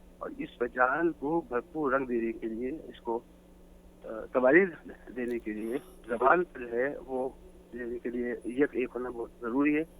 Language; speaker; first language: Urdu; native; Urdu